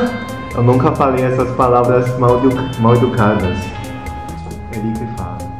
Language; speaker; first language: Portuguese; non-native, fluent; Chinese